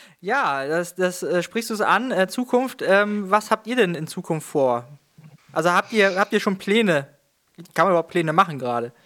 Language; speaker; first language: German; native; German